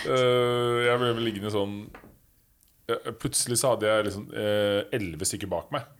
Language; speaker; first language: Norwegian; native; Norwegian